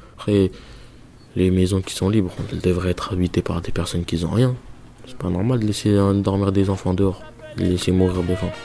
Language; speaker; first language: French; early bilingual, other home language; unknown